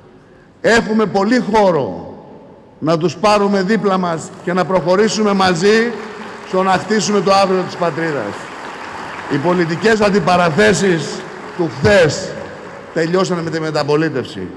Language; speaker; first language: Greek; native; Greek